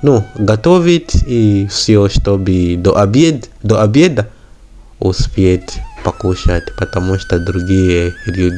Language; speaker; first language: Russian; non-native, learner; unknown